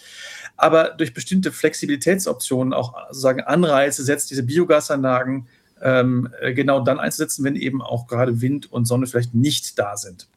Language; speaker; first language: German; native; German